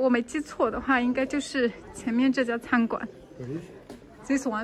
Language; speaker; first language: Chinese; native; Chinese